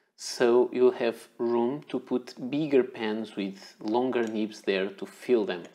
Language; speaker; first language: English; non-native, fluent; Portuguese